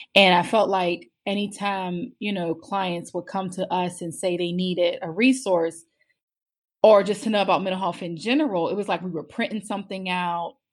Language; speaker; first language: English; native; English